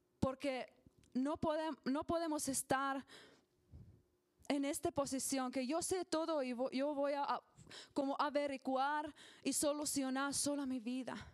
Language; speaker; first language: Spanish; non-native, learner; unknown